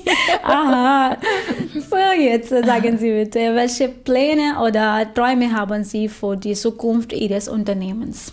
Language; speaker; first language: German; non-native, fluent; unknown